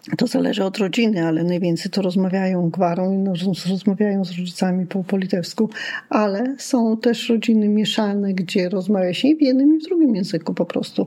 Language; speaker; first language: Polish; non-native, local second language; Lithuanian